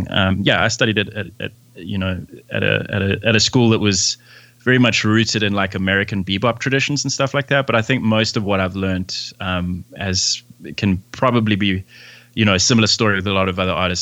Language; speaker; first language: English; native; English